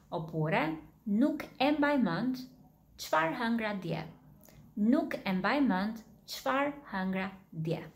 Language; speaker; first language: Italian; non-native, fluent; Albanian